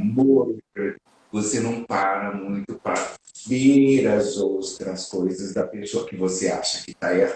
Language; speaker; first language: Portuguese; native; Portuguese